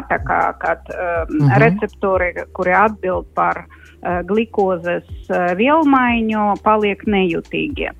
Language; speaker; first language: Latvian; non-native, local second language; Russian